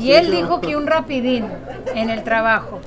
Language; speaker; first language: Spanish; early bilingual, heritage; Spanish